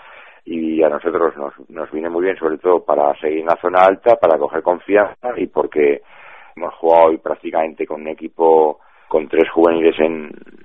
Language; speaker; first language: Spanish; native; Spanish